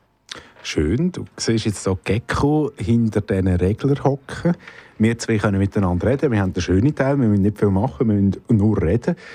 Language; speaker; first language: German; native; German